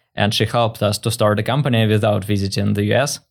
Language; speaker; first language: English; non-native, fluent; Russian